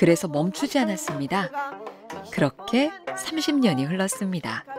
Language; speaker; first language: Korean; native; Korean